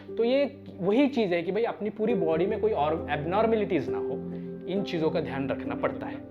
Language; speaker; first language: Hindi; non-native, local second language; Marathi